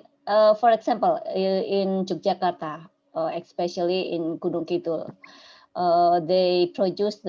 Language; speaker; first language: English; non-native, learner; Indonesian